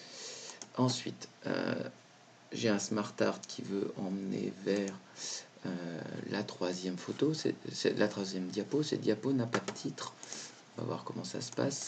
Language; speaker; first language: French; native; French